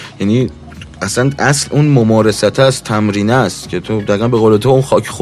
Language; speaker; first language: Persian; native; Persian